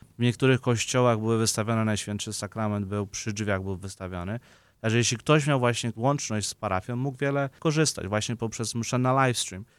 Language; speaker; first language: Polish; native; Polish